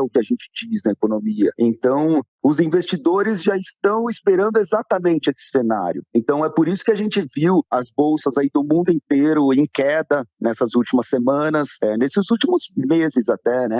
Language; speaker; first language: Portuguese; native; Portuguese